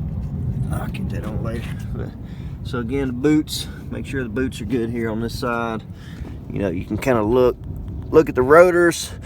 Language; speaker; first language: English; native; English